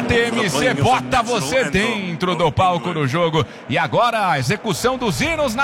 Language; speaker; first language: Portuguese; native; Portuguese